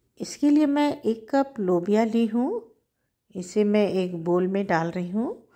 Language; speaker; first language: Hindi; native; Hindi